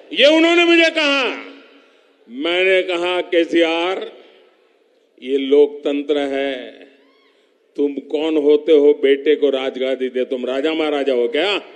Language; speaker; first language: Hindi; native; Hindi